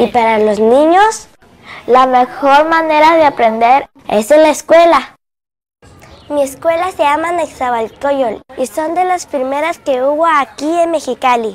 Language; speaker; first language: Spanish; early bilingual, other home language; Cantonese